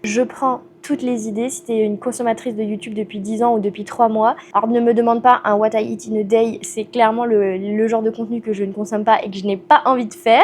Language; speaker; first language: French; native; French